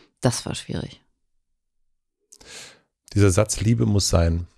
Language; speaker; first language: German; native; German